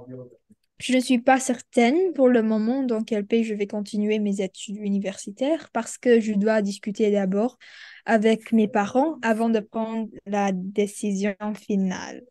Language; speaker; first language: French; non-native, learner; Indonesian